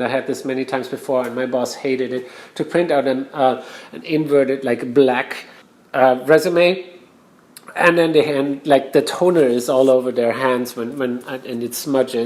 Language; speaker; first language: English; non-native, fluent; German